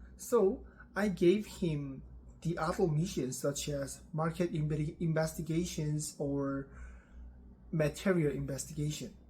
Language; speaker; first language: English; non-native, learner; Korean